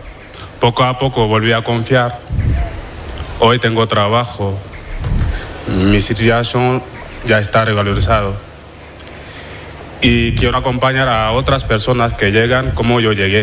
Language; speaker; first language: Spanish; non-native, fluent; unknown